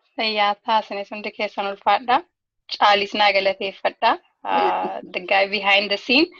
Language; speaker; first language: Oromo; native; Oromo